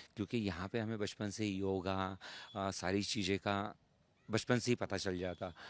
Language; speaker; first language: Hindi; native; Hindi